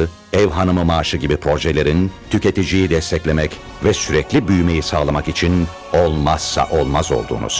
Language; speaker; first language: Turkish; native; Turkish